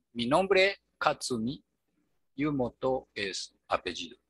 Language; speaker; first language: Spanish; non-native, fluent; Japanese